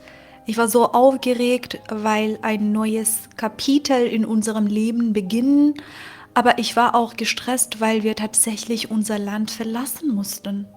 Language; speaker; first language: German; non-native, fluent; Persian